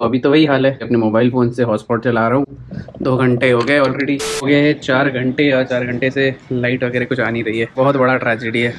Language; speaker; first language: Hindi; native; Hindi